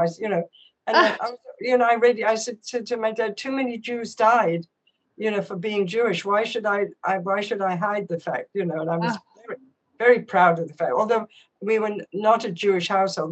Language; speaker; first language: English; native; English